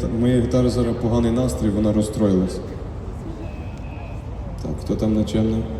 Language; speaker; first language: Ukrainian; native; Ukrainian